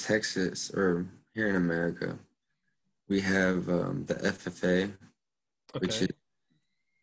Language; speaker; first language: English; native; English